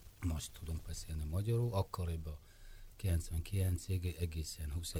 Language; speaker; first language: Hungarian; non-native, fluent; Mongolian